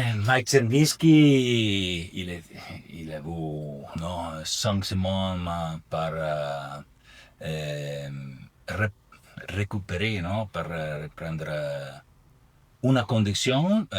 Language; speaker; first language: French; non-native, learner; Italian